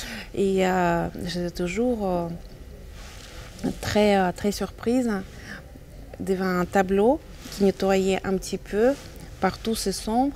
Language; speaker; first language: French; non-native, fluent; Russian